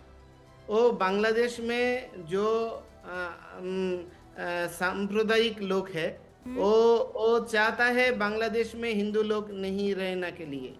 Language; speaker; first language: Hindi; non-native, learner; Bangla